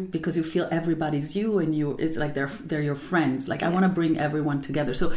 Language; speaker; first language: English; non-native, fluent; Italian